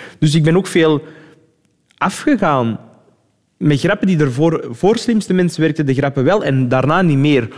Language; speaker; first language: Dutch; early bilingual, other home language; Arabic